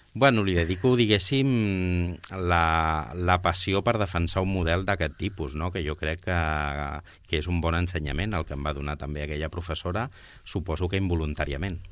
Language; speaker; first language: Catalan; non-native, local second language; Spanish